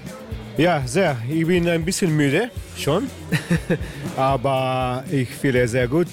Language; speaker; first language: German; non-native, learner; Slovenian